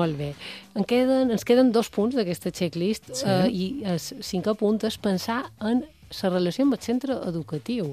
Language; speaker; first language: Catalan; native; Catalan